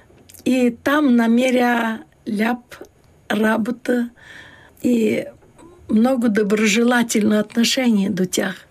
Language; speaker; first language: Bulgarian; early bilingual, heritage; Bulgarian